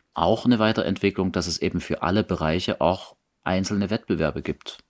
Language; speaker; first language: German; native; German